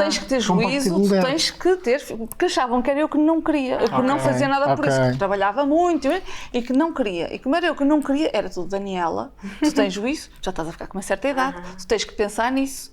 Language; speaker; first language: Portuguese; native; Portuguese